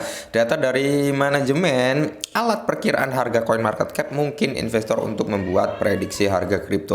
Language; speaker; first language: Indonesian; native; Indonesian